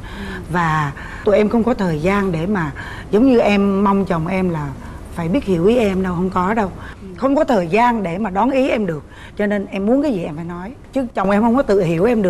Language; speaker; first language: Vietnamese; native; Vietnamese